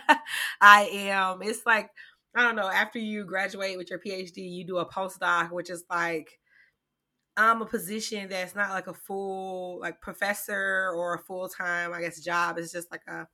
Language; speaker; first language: English; native; English